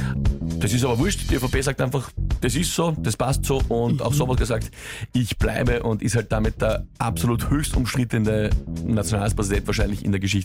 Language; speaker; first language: German; native; German